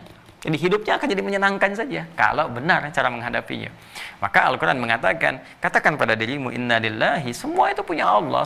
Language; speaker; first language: Indonesian; native; Indonesian